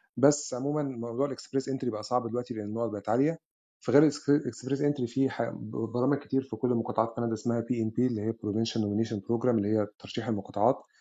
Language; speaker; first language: Arabic; native; Arabic